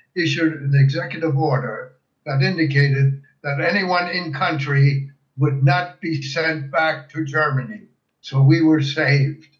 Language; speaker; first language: English; early bilingual, other home language; German